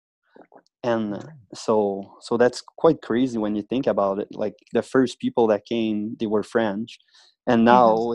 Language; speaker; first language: English; non-native, fluent; French